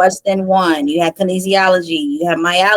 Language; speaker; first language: English; native; English